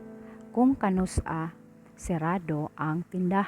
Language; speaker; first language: Cebuano; non-native, learner; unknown